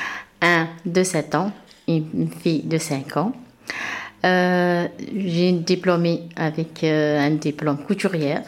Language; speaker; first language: French; non-native, learner; Arabic